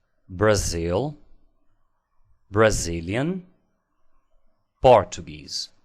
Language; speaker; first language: English; non-native, fluent; Portuguese